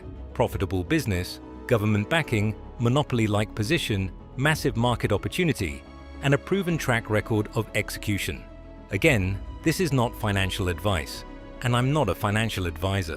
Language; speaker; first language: English; native; English